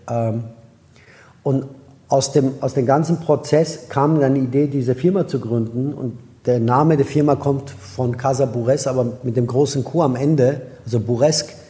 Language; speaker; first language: German; non-native, fluent; Persian